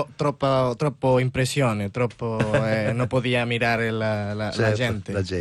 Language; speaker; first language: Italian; non-native, learner; Spanish